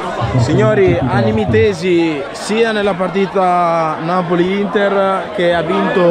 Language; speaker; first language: Italian; early bilingual, other home language; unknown